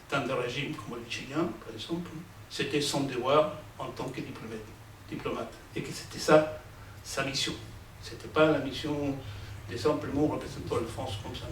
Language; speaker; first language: French; non-native, fluent; Spanish